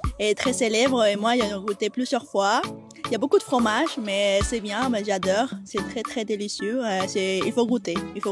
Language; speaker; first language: French; non-native, fluent; Spanish